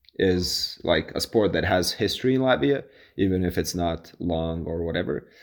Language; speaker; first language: English; non-native, fluent; Latvian